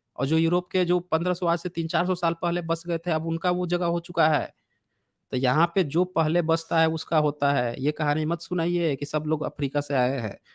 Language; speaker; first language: Hindi; native; Hindi